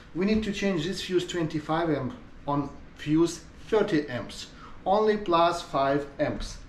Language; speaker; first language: English; non-native, learner; Ukrainian